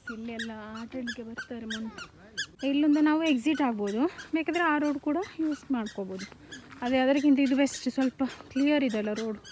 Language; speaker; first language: Kannada; non-native, local second language; Tulu